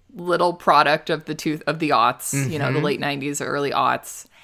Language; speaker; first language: English; native; English